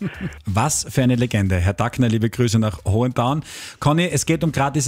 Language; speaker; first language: German; native; German